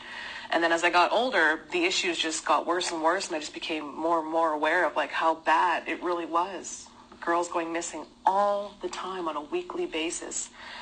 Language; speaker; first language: English; native; English